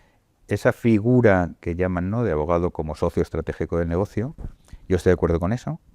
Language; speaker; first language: Spanish; native; Spanish